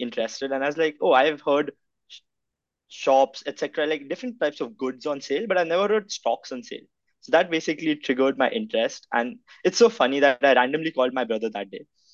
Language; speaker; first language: English; non-native, local second language; Hindi